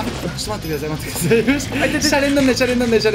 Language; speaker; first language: Japanese; native; Japanese